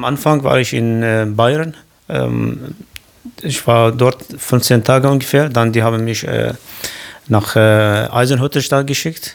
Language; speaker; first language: German; non-native, learner; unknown